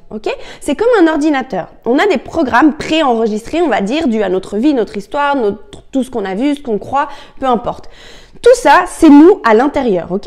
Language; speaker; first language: French; native; French